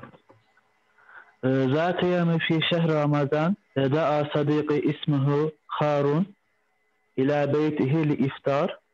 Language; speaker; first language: Arabic; non-native, learner; Turkish